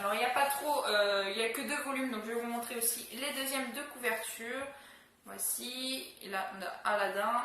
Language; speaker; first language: French; native; French